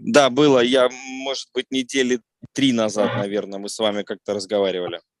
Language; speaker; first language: Russian; native; Russian